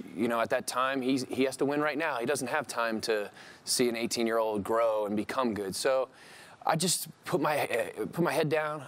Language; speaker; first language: English; native; English